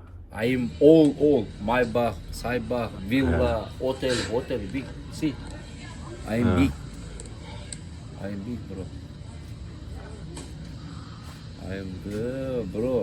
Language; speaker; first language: English; non-native, learner; Turkish